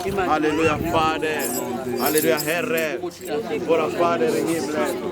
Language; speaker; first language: Swedish; non-native, fluent; Lingala